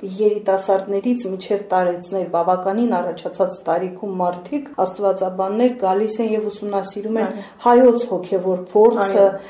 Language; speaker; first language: Armenian; native; Armenian